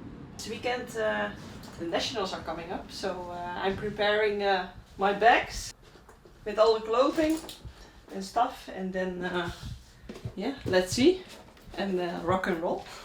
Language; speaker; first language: English; non-native, fluent; Dutch